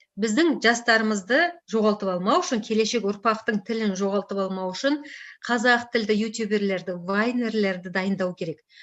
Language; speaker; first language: Kazakh; native; Kazakh